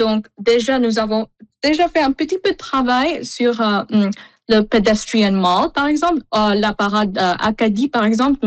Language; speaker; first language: French; non-native, fluent; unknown